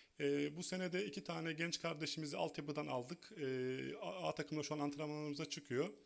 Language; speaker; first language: Turkish; native; Turkish